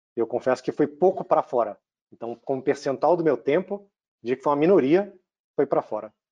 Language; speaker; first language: Portuguese; native; Portuguese